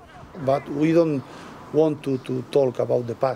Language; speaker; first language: English; non-native, learner; Spanish